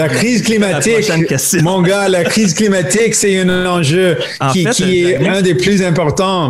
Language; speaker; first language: French; non-native, local second language; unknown